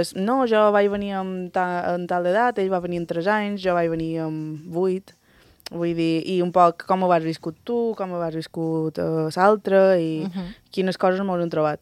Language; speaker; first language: Catalan; early bilingual, other home language; Spanish